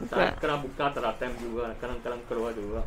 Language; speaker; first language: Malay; non-native, local second language; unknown